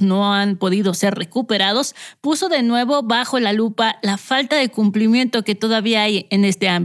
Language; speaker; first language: Spanish; native; Spanish